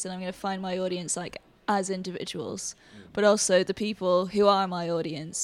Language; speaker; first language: English; native; English